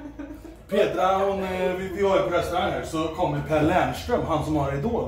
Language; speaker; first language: Swedish; native; Swedish